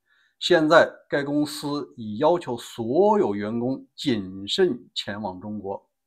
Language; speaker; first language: Chinese; native; Chinese